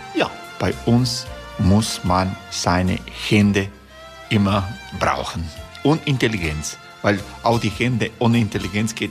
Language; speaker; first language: German; non-native, learner; Croatian